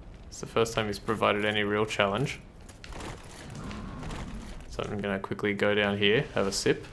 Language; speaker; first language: English; native; English